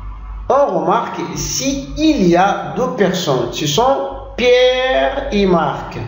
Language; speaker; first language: French; non-native, local second language; Arabic